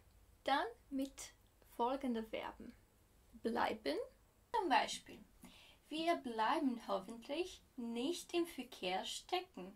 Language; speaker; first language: German; non-native, fluent; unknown